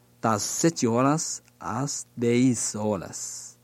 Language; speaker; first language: Portuguese; non-native, learner; Chinese